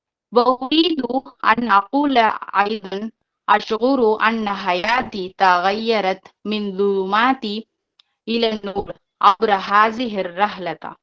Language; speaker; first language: Arabic; non-native, learner; Tamil